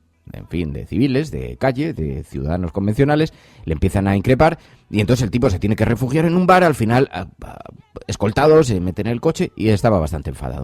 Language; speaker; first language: Spanish; native; Spanish